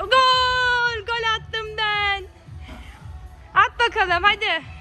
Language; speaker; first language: Turkish; native; Turkish